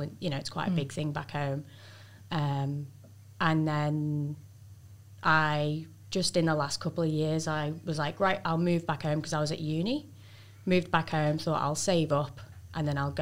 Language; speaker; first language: English; native; English